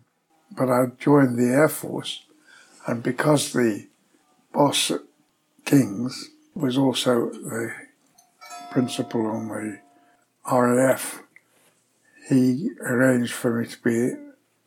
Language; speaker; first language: English; native; English